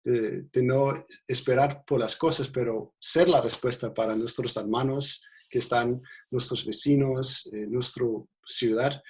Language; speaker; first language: Spanish; non-native, fluent; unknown